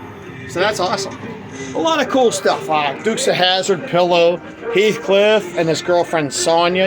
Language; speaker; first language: English; native; English